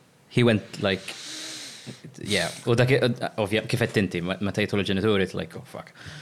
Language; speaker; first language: English; non-native, local second language; Maltese